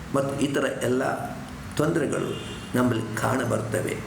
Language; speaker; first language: Kannada; native; Kannada